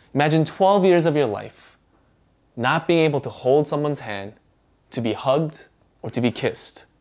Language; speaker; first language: English; early bilingual, other home language; Korean